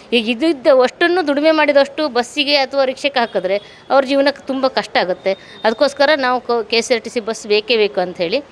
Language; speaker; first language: Kannada; native; Kannada